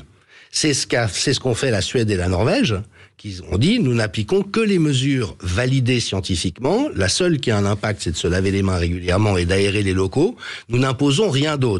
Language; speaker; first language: French; native; French